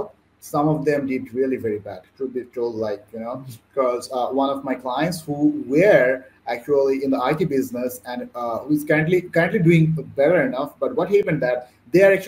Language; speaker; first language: English; non-native, local second language; Bangla